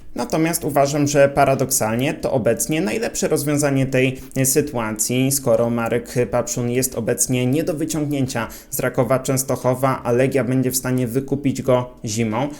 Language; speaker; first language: Polish; native; Polish